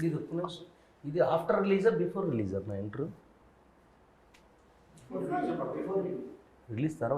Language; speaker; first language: Telugu; native; Telugu